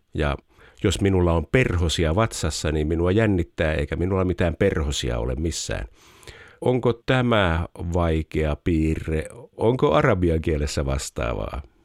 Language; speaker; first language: Finnish; native; Finnish